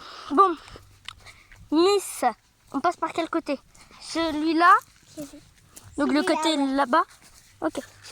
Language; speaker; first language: French; native; French